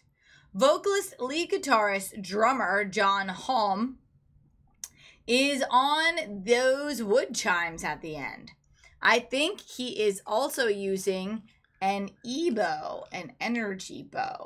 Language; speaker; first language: English; native; English